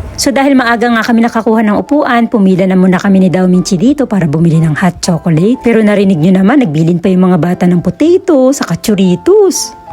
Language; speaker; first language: Filipino; native; Filipino